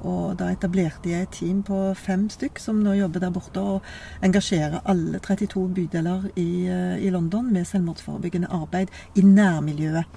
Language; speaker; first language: Norwegian; native; Norwegian